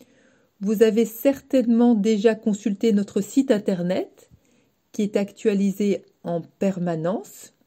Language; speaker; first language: French; native; French